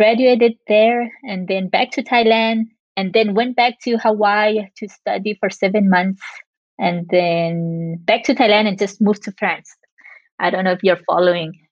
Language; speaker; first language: English; non-native, fluent; French